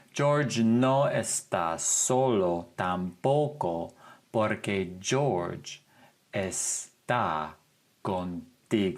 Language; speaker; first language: Spanish; non-native, fluent; English